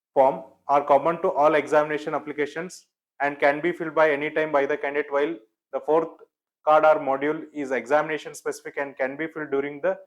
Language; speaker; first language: English; non-native, local second language; Kannada